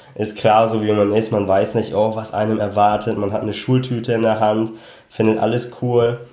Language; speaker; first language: German; early bilingual, other home language; Cantonese